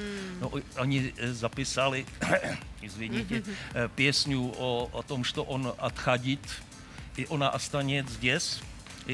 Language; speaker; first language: Russian; non-native, learner; Czech